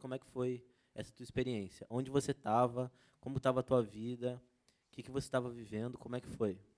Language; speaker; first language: Portuguese; native; Portuguese